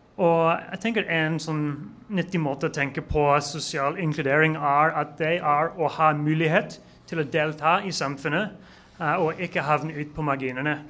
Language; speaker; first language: Norwegian; non-native, fluent; English